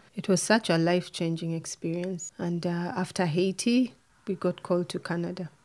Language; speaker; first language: English; non-native, local second language; Ganda